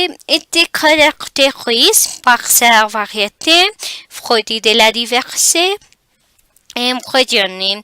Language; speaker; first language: French; non-native, learner; Spanish